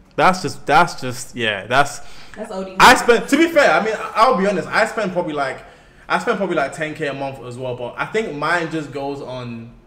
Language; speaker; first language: English; native; English